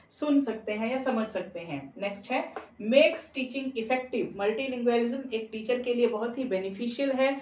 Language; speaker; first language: Hindi; non-native, local second language; Punjabi